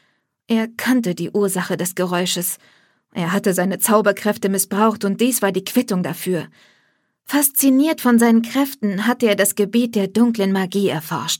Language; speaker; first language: German; native; German